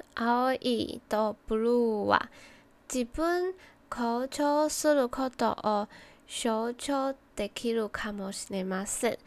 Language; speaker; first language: Japanese; non-native, learner; Chinese